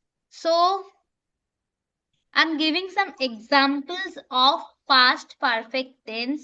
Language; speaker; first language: English; non-native, local second language; Bangla